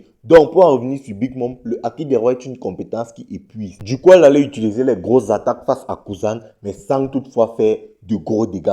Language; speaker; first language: French; native; French